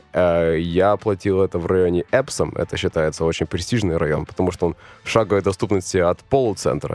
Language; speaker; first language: Russian; native; Russian